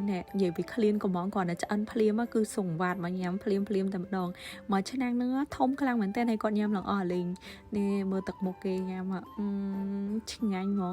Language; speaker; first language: Khmer; native; Khmer